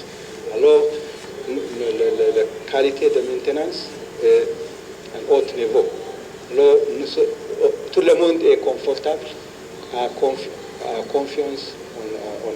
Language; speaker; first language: French; non-native, fluent; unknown